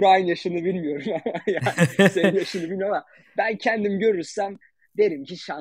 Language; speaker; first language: Turkish; native; Turkish